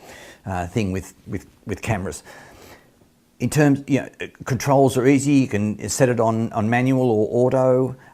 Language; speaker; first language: English; native; English